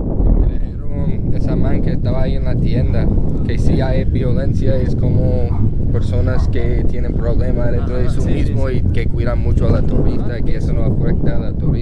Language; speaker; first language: Spanish; non-native, learner; English